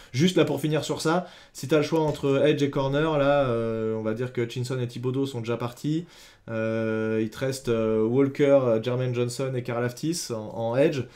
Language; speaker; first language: French; native; French